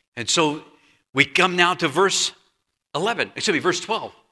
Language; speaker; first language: English; native; English